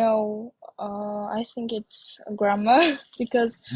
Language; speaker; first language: English; non-native, learner; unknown